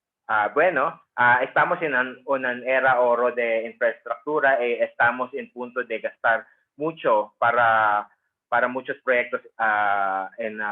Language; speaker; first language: Spanish; non-native, fluent; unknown